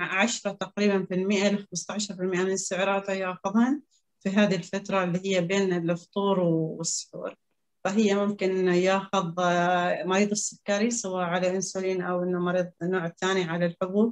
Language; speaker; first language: Arabic; native; Arabic